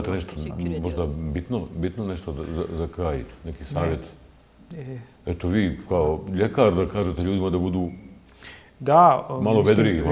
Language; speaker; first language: Serbian; native; Serbian